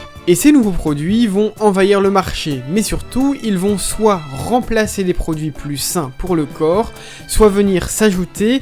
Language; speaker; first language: French; native; French